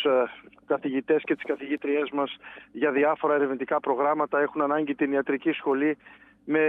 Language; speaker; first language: Greek; native; Greek